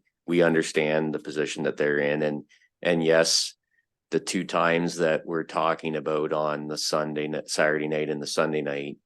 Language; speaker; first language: English; native; English